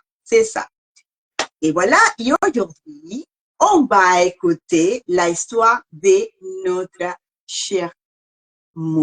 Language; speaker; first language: French; non-native, learner; Spanish